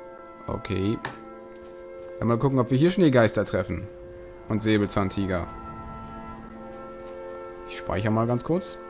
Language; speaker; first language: German; native; German